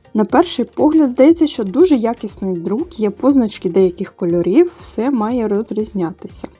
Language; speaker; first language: Ukrainian; non-native, fluent; Bulgarian